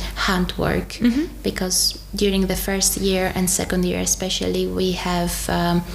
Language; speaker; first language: English; non-native, fluent; Greek